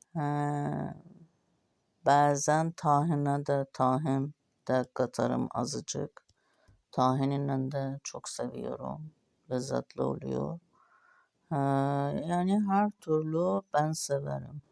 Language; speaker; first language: Turkish; non-native, learner; Azerbaijani